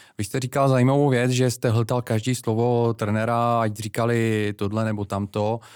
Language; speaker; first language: Czech; native; Czech